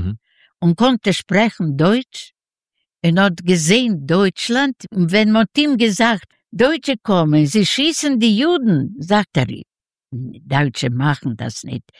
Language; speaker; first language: German; non-native, learner; Russian